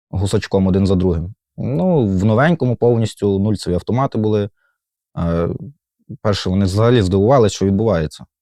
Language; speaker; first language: Ukrainian; native; Ukrainian